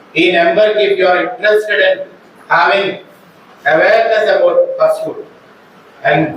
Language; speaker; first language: English; non-native, local second language; Telugu